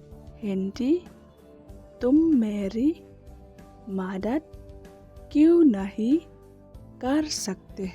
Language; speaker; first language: Hindi; non-native, local second language; Khasi